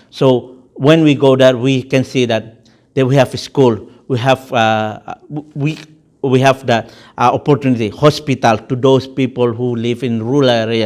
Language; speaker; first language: English; non-native, fluent; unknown